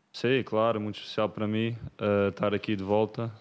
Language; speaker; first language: Portuguese; early bilingual, other home language; English